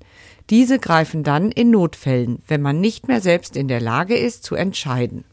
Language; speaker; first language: German; native; German